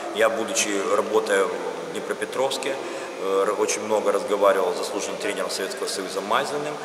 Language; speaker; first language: Russian; native; Russian